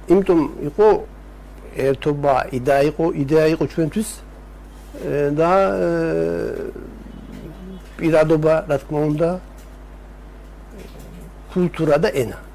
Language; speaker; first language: Georgian; early bilingual, heritage; Georgian